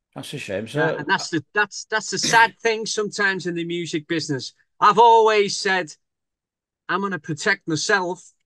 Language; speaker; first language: English; native; English